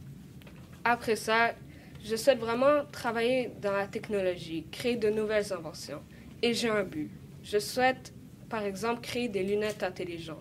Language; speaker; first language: French; early bilingual, other home language; Arabic